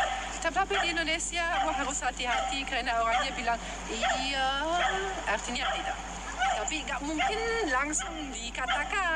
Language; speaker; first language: Indonesian; non-native, fluent; German